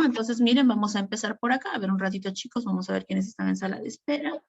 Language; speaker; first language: Spanish; native; Spanish